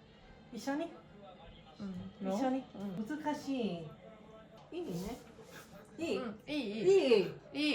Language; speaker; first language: Japanese; non-native, learner; English